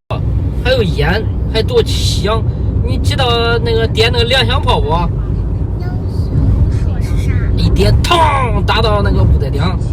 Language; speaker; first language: Chinese; native; Chinese